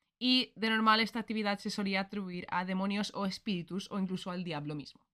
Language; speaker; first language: Spanish; early bilingual, other home language; English